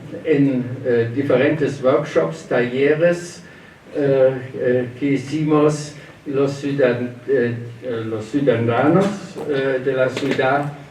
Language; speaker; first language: Spanish; non-native, learner; German